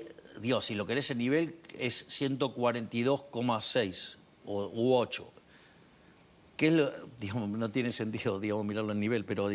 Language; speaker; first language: Spanish; native; Spanish